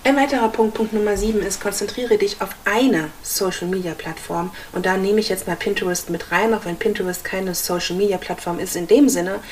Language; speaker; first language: German; native; German